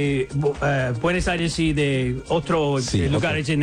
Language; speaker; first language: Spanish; non-native, learner; English